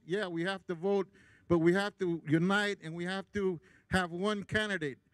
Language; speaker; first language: English; early bilingual, other home language; Spanish